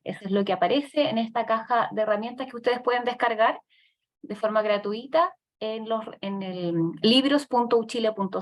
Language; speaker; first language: Spanish; native; Spanish